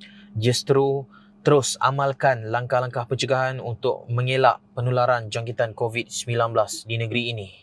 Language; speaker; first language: Malay; native; Malay